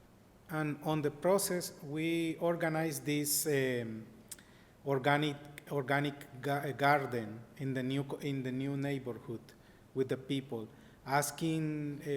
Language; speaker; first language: English; non-native, learner; Spanish